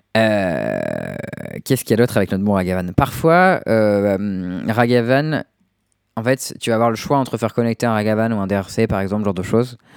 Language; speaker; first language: French; native; French